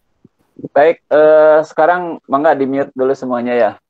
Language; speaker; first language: Indonesian; native; Indonesian